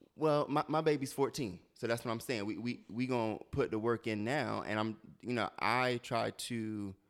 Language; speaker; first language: English; native; English